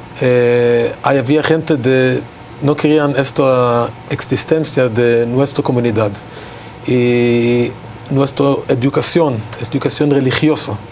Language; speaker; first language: Spanish; non-native, learner; Hebrew